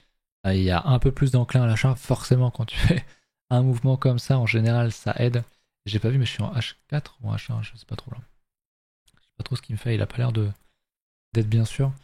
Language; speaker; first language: French; native; French